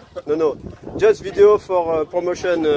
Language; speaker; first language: English; non-native, learner; French